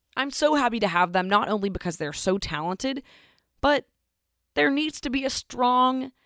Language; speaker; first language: English; native; English